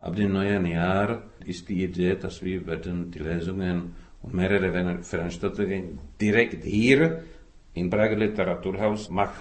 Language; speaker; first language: German; non-native, fluent; Czech